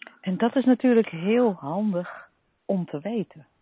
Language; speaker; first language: Dutch; native; Dutch